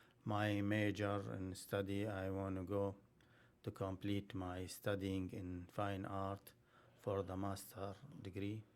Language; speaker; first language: English; non-native, learner; Arabic